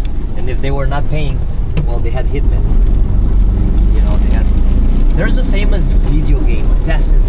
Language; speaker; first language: English; non-native, local second language; Italian